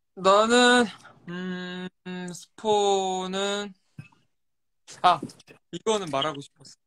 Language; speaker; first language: Korean; early bilingual, heritage; Korean